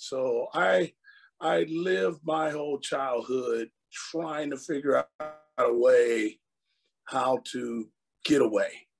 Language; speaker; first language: English; native; English